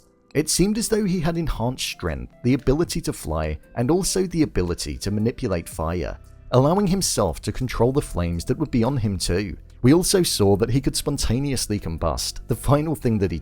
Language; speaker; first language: English; native; English